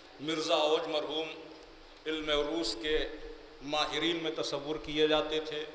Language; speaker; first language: Urdu; native; Urdu